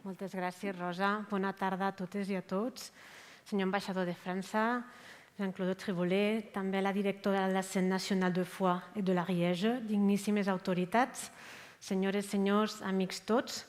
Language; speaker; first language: Catalan; native; Catalan